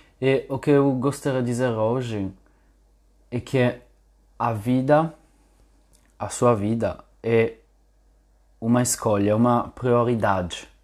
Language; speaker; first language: Portuguese; non-native, fluent; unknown